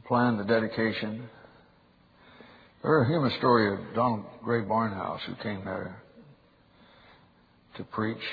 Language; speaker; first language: English; native; English